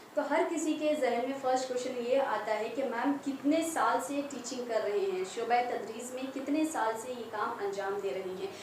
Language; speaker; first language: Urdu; native; Urdu